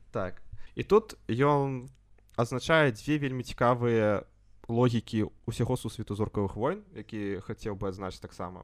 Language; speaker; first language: Belarusian; non-native, local second language; Russian